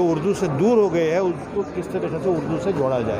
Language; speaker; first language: Urdu; native; Urdu